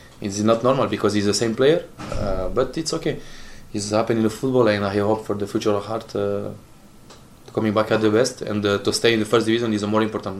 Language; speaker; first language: English; non-native, learner; Italian